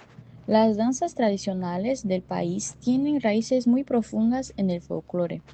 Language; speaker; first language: Spanish; non-native, learner; Portuguese